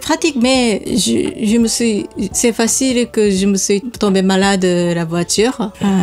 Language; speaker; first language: French; non-native, learner; Japanese